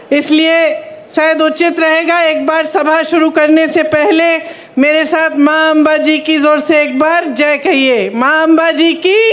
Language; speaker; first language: Hindi; native; Hindi